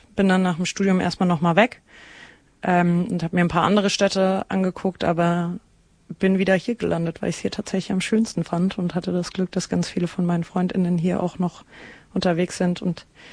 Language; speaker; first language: German; native; German